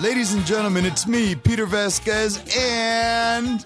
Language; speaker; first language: English; native; English